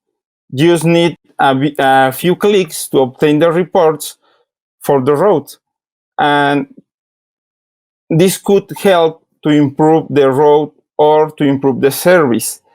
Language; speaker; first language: English; non-native, learner; Spanish